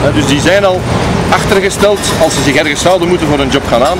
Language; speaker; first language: Dutch; native; Dutch